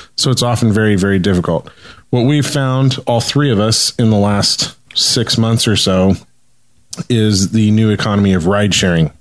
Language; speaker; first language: English; native; English